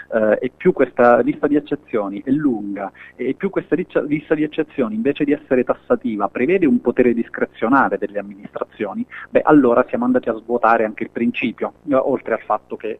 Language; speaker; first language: Italian; native; Italian